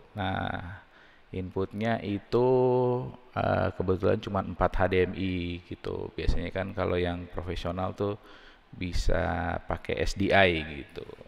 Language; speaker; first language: Indonesian; native; Indonesian